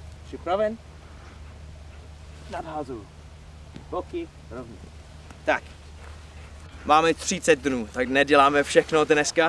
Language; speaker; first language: Czech; non-native, learner; English